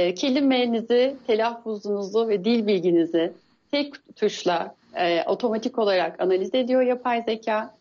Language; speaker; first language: Turkish; native; Turkish